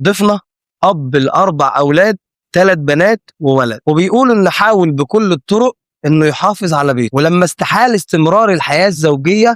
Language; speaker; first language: Arabic; native; Arabic